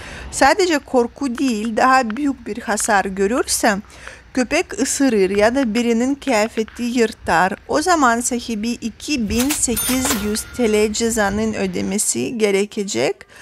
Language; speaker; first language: Turkish; non-native, fluent; Russian